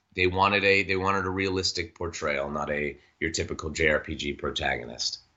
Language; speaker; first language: English; native; English